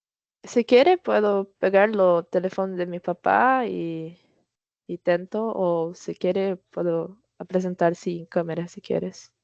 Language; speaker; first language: Spanish; non-native, learner; Portuguese